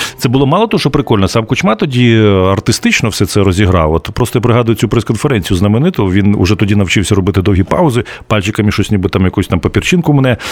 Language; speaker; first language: Ukrainian; native; Ukrainian